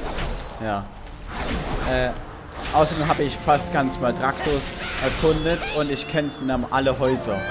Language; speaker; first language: German; native; German